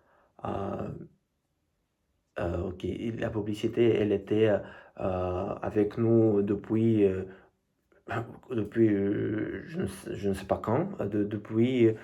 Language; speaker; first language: French; non-native, fluent; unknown